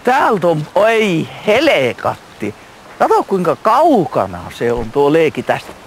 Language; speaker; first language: Finnish; early bilingual, heritage; Finnish